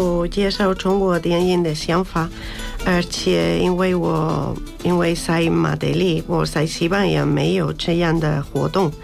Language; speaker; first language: Chinese; non-native, fluent; Spanish